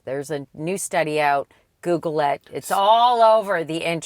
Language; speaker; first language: English; native; English